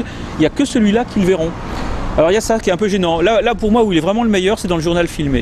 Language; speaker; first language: French; native; French